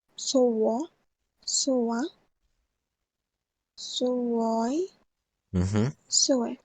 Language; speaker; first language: Italian; non-native, learner; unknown